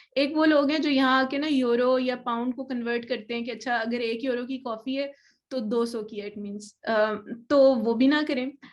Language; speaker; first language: Urdu; native; Urdu